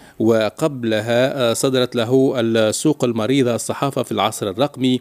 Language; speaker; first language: Arabic; native; Arabic